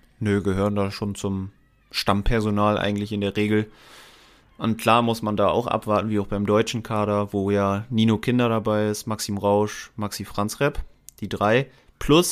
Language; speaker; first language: German; native; German